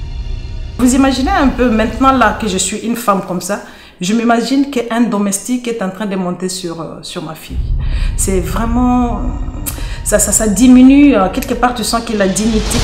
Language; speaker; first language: French; non-native, local second language; Lingala